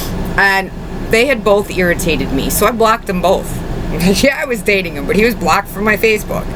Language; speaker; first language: English; native; English